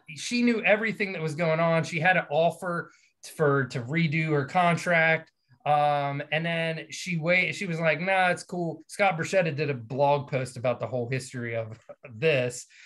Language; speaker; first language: English; native; English